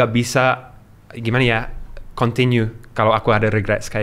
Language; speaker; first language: Indonesian; non-native, learner; English